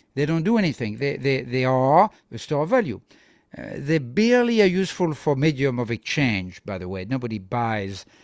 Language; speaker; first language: English; non-native, fluent; French